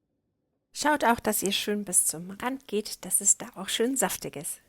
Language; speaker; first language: German; native; German